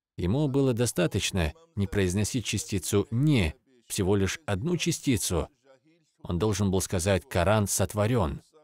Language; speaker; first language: Russian; non-native, local second language; Avaric